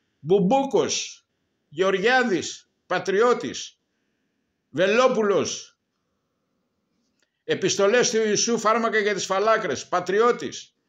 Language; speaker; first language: Greek; native; Greek